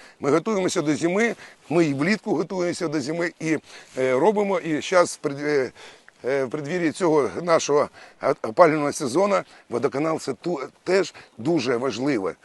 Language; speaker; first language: Ukrainian; native; Ukrainian